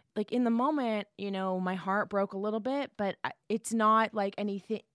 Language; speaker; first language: English; native; English